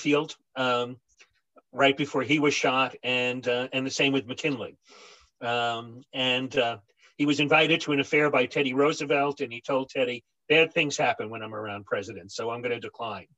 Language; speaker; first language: English; native; English